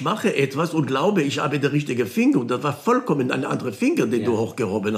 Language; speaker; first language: German; non-native, fluent; Hebrew